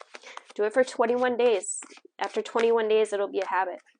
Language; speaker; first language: English; native; English